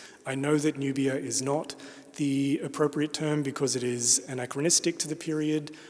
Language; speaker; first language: English; native; English